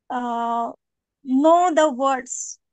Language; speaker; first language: English; non-native, learner; Marathi